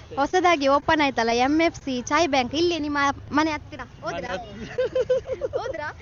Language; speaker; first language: Kannada; non-native, local second language; Tulu